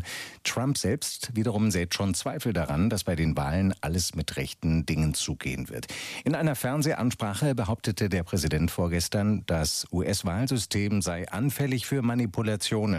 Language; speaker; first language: German; native; German